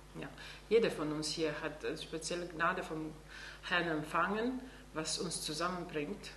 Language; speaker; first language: German; non-native, fluent; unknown